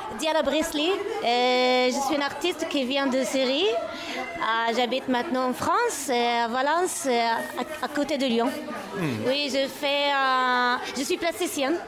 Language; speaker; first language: French; non-native, learner; Arabic